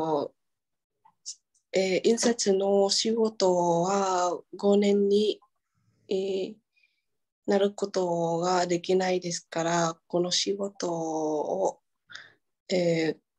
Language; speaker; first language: Japanese; non-native, learner; Vietnamese